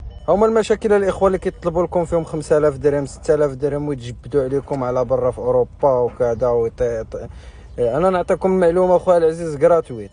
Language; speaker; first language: Arabic; native; Arabic